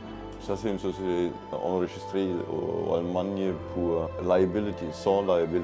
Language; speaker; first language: French; non-native, learner; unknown